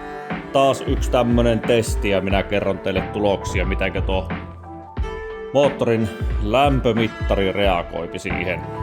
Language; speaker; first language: Finnish; native; Finnish